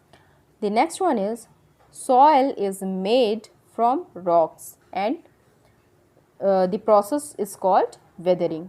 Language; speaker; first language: English; non-native, local second language; Hindi